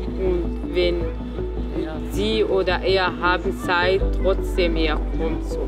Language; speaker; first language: German; non-native, learner; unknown